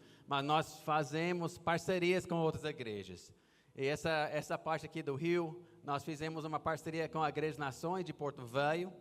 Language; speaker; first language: Portuguese; non-native, fluent; English